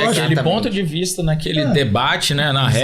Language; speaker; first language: Portuguese; native; Portuguese